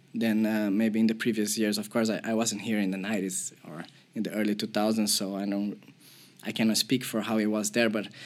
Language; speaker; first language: English; non-native, fluent; Portuguese